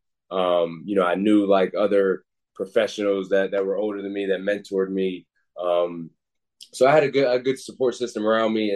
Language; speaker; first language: English; native; English